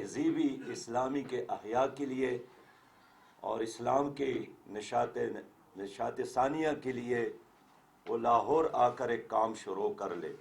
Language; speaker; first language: Urdu; native; Urdu